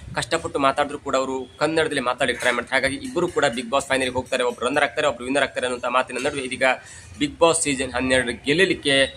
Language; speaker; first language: Kannada; native; Kannada